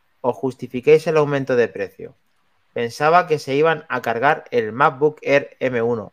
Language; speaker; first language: Spanish; native; Spanish